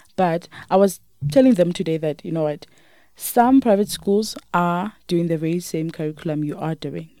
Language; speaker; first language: English; non-native, local second language; Northern Sotho